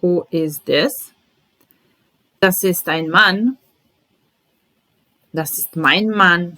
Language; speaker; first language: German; non-native, fluent; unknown